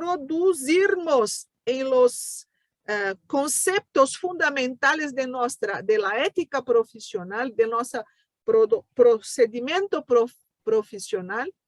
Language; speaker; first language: Spanish; non-native, fluent; Portuguese